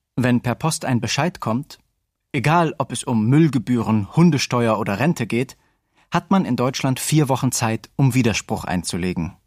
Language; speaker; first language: German; native; German